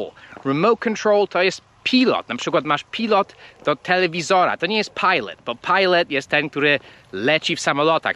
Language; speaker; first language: Polish; non-native, fluent; English